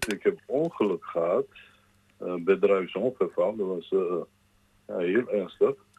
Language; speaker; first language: Dutch; non-native, learner; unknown